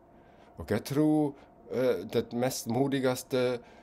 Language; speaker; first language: Swedish; non-native, fluent; German